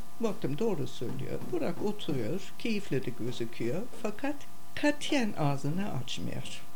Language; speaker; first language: Turkish; non-native, fluent; German